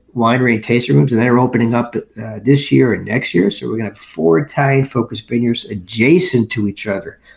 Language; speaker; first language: English; native; English